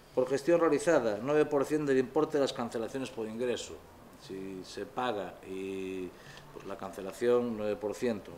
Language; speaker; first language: Spanish; native; Spanish